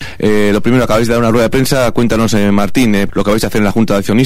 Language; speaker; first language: Spanish; native; Spanish